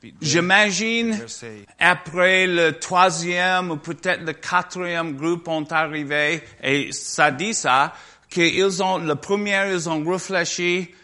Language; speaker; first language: French; non-native, learner; English